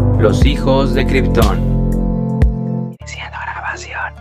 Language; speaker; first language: Spanish; native; Spanish